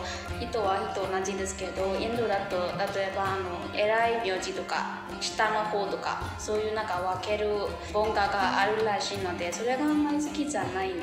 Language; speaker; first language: Japanese; non-native, fluent; Burmese